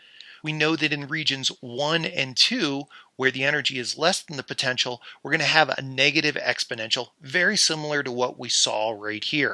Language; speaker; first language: English; native; English